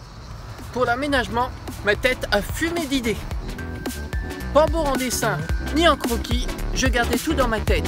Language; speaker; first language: French; native; French